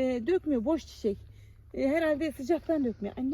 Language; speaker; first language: Turkish; native; Turkish